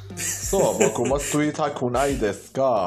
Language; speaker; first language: Japanese; non-native, fluent; Persian